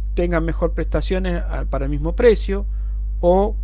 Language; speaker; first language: Spanish; native; Spanish